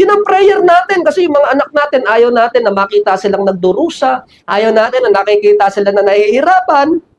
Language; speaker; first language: Filipino; native; Filipino